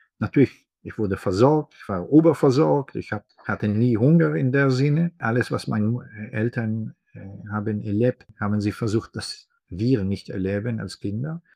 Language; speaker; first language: German; non-native, fluent; Hebrew